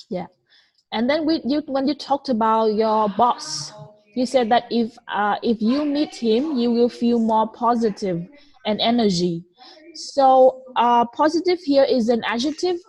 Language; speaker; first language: English; non-native, fluent; Vietnamese